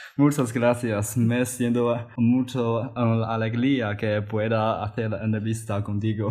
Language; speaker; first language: Spanish; non-native, learner; Chinese